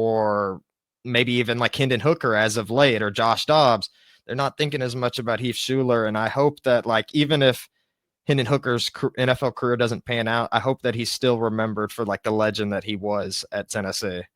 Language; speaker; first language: English; native; English